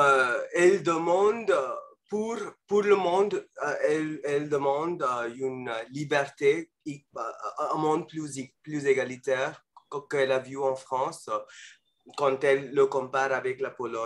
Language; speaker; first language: French; non-native, fluent; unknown